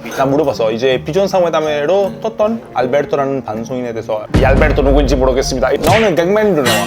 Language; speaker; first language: Korean; non-native, fluent; Italian